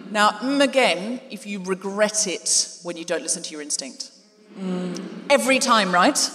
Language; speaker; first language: English; native; English